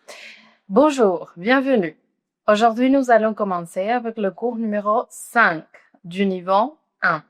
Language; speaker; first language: French; non-native, fluent; Spanish